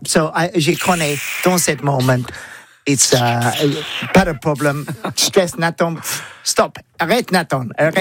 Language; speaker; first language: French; non-native, learner; English